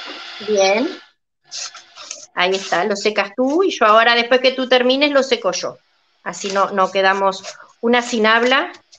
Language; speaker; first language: Spanish; native; Spanish